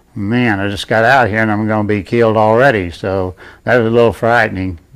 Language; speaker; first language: English; native; English